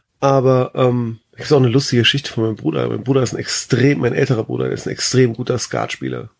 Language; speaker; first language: German; early bilingual, other home language; Persian